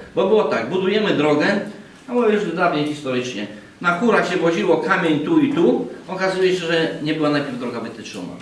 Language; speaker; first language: Polish; native; Polish